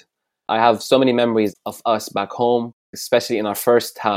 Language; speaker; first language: English; non-native, fluent; Arabic